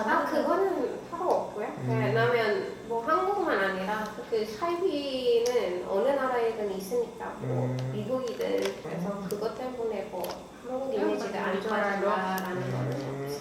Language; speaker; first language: Korean; non-native, fluent; Indonesian